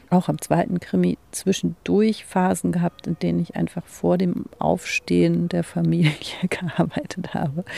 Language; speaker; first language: German; native; German